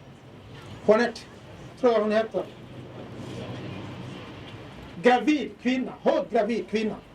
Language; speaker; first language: Swedish; non-native, fluent; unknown